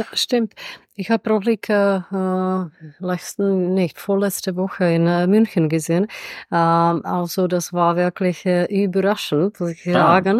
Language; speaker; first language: German; non-native, fluent; Czech